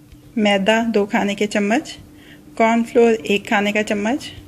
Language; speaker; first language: Urdu; native; Urdu